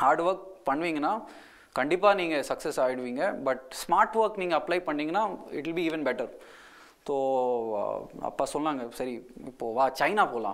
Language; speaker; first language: Tamil; non-native, local second language; Hindi